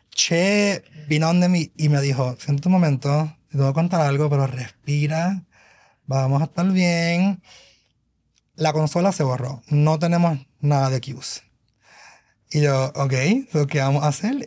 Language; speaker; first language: Spanish; native; Spanish